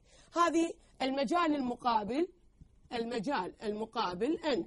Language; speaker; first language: Arabic; native; Arabic